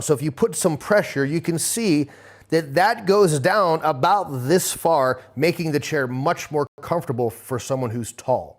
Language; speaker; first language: English; native; English